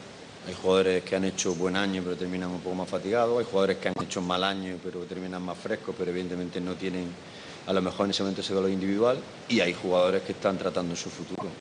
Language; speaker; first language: Spanish; native; Spanish